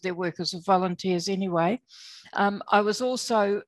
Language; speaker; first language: English; native; English